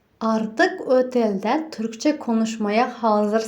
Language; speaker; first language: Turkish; non-native, fluent; Uzbek